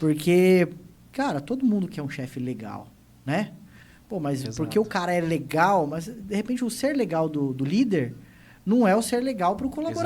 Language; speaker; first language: Portuguese; native; Portuguese